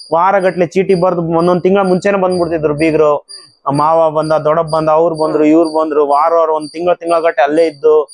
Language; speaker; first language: Kannada; early bilingual, other home language; Punjabi